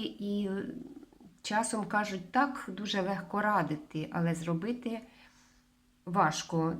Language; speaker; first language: Ukrainian; non-native, local second language; Russian